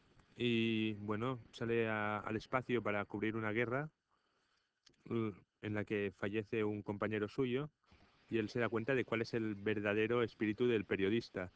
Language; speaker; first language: Spanish; native; Spanish